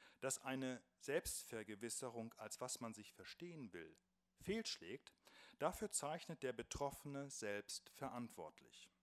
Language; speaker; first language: German; native; German